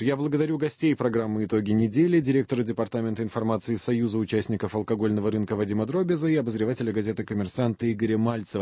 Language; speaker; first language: Russian; native; Russian